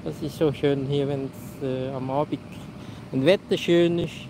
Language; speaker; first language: German; non-native, learner; Vietnamese